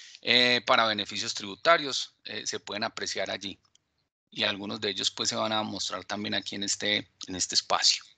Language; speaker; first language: Spanish; native; Spanish